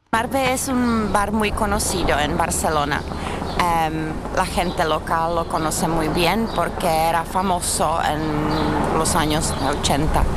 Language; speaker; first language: Spanish; non-native, fluent; Czech